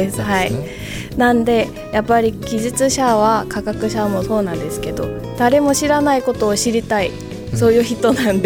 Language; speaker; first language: Japanese; non-native, fluent; Korean